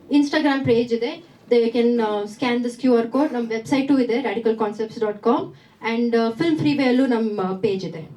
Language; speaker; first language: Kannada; non-native, local second language; Tamil